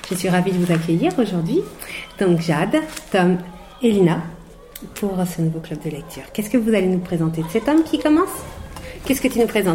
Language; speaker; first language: French; native; French